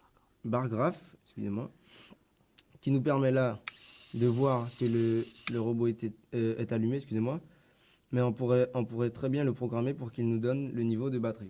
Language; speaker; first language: French; native; French